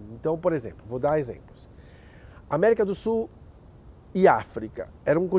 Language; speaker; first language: Portuguese; native; Portuguese